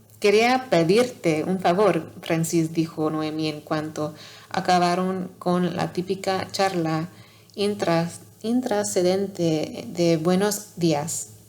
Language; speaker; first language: Spanish; non-native, learner; English